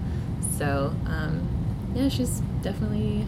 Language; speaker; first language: English; native; English